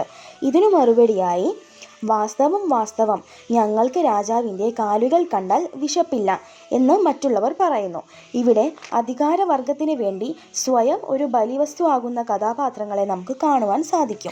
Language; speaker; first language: Malayalam; native; Malayalam